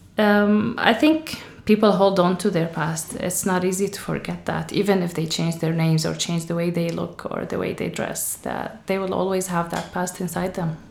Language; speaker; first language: English; non-native, fluent; Arabic